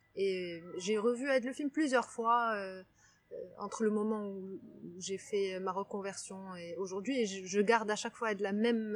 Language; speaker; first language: French; non-native, local second language; Arabic